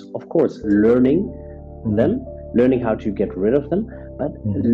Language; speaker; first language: English; non-native, fluent; German